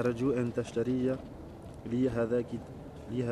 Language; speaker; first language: Arabic; non-native, learner; French